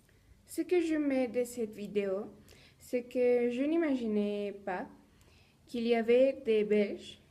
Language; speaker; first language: French; non-native, learner; Spanish